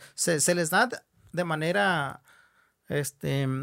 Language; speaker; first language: Spanish; non-native, local second language; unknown